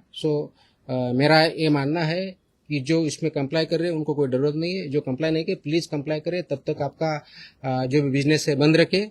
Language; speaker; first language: Hindi; non-native, local second language; Marathi